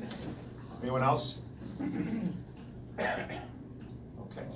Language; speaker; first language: English; native; English